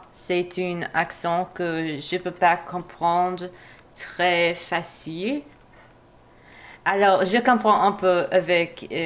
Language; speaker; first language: French; non-native, learner; English